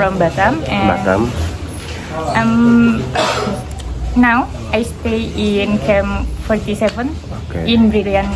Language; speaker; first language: English; non-native, learner; Indonesian